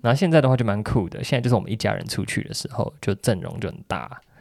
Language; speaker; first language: Chinese; native; Chinese